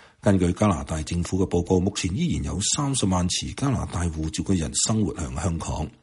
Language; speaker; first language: Chinese; non-native, local second language; Cantonese